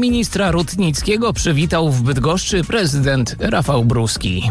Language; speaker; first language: Polish; native; Polish